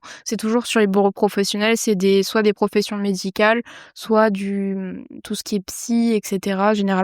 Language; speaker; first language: French; native; French